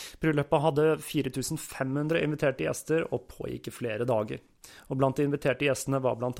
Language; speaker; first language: Norwegian; native; Norwegian